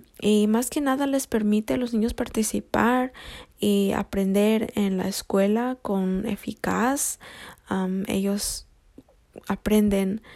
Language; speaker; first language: Spanish; early bilingual, heritage; Spanish